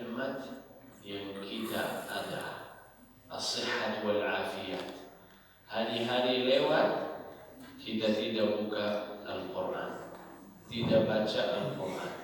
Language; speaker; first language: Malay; non-native, learner; Arabic